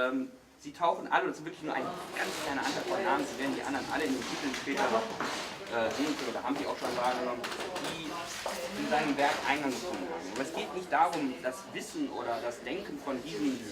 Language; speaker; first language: German; native; German